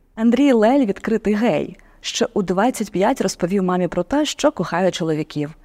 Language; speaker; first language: Ukrainian; native; Ukrainian